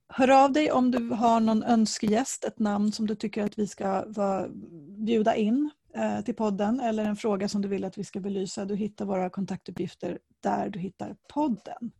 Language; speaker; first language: Swedish; native; Swedish